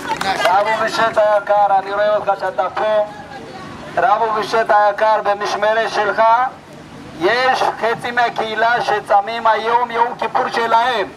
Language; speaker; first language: Hebrew; non-native, fluent; Amharic